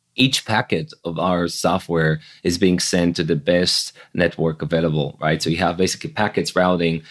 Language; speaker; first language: English; non-native, fluent; Hebrew